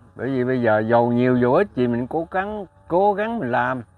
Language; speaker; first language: Vietnamese; native; Vietnamese